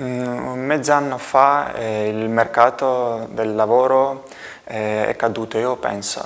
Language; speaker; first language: Italian; non-native, learner; Russian